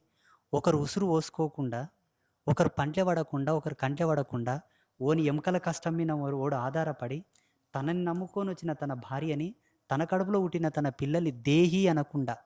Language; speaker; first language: Telugu; native; Telugu